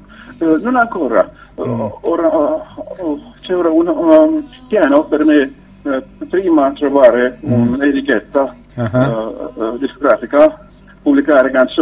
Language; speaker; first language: Italian; non-native, learner; Finnish